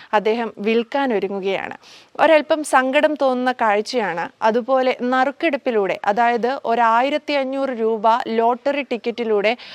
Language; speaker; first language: Malayalam; native; Malayalam